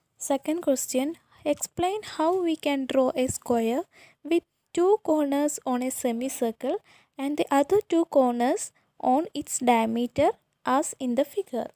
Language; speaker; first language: English; non-native, local second language; Malayalam